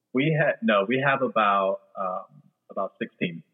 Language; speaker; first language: English; native; English